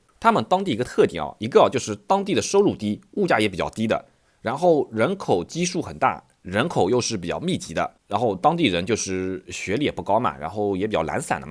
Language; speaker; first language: Chinese; native; Chinese